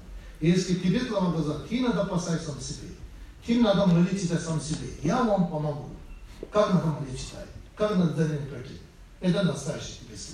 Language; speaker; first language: Russian; non-native, fluent; Tibetan